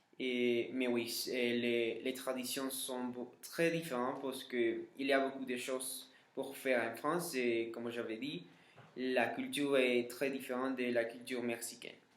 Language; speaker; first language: French; non-native, learner; Spanish